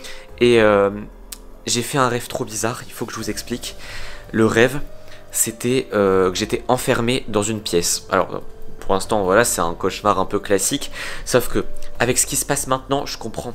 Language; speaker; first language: French; native; French